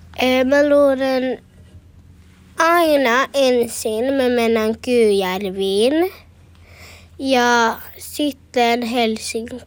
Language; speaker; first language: Finnish; early bilingual, heritage; Finnish